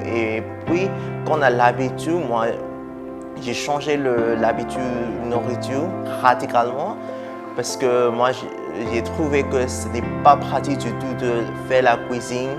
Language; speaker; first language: French; non-native, fluent; Burmese